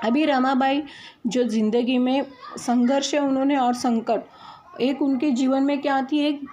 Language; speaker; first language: Hindi; non-native, local second language; Marathi